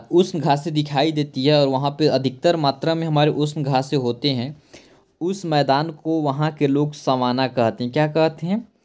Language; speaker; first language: Hindi; native; Hindi